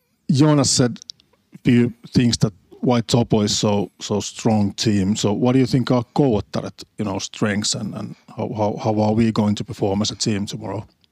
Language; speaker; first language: English; non-native, fluent; Finnish